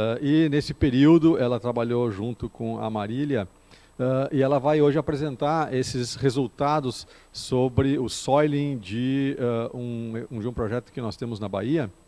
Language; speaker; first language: Portuguese; native; Portuguese